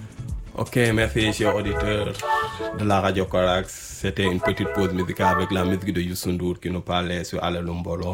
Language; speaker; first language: French; non-native, local second language; Wolof